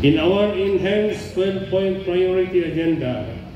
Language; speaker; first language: English; non-native, local second language; Maguindanaon